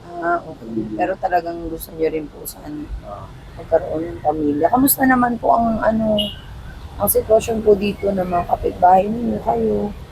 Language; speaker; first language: Filipino; native; Filipino